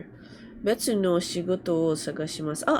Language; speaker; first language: Japanese; non-native, learner; English